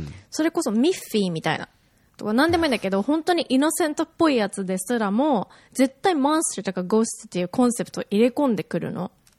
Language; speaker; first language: Japanese; early bilingual, heritage; Japanese